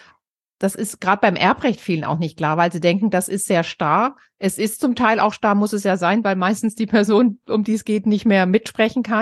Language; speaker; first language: German; native; German